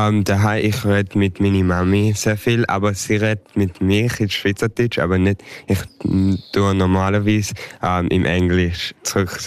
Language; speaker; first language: German; early bilingual, heritage; English